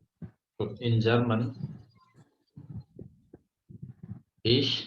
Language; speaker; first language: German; non-native, fluent; Hindi